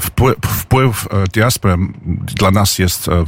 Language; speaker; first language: Polish; early bilingual, heritage; English